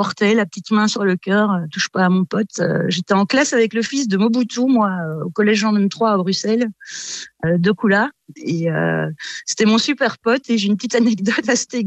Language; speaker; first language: French; native; French